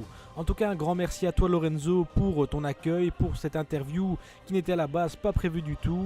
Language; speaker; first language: French; native; French